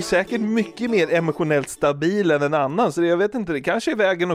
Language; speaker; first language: Swedish; native; Swedish